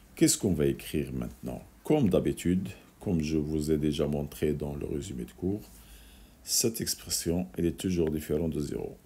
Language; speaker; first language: French; non-native, local second language; Arabic